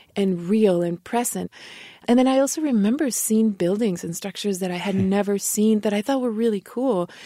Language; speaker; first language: English; non-native, fluent; Spanish